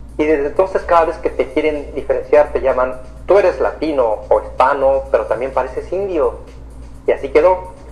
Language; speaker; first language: Spanish; native; Spanish